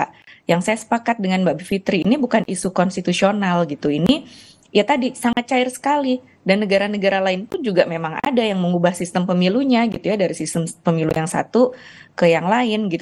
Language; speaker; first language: Indonesian; native; Indonesian